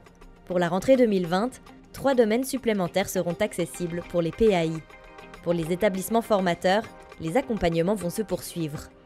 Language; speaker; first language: French; native; French